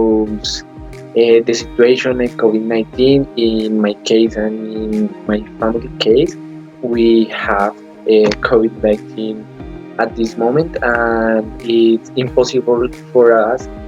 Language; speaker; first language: English; non-native, learner; Spanish